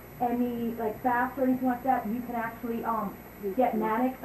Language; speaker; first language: English; native; English